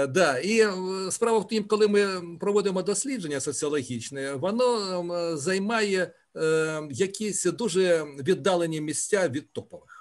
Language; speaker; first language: Ukrainian; native; Ukrainian